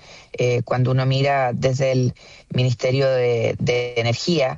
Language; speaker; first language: Spanish; native; Spanish